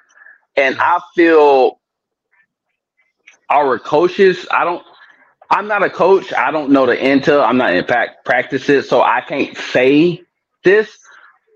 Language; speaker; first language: English; native; English